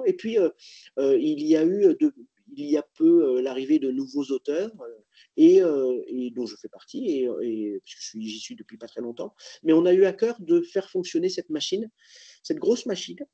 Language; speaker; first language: French; native; French